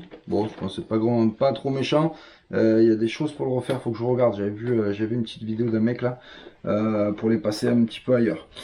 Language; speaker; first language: French; native; French